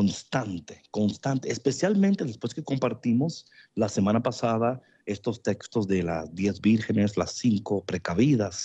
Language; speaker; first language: Spanish; native; Spanish